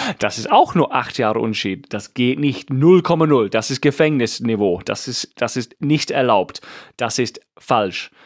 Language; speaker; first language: German; non-native, fluent; English